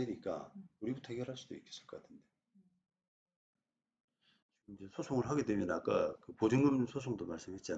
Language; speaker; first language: Korean; native; Korean